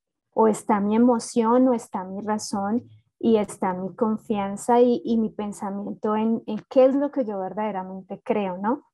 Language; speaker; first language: Spanish; native; Spanish